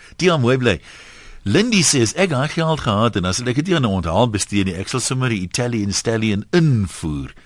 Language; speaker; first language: Afrikaans; native; Afrikaans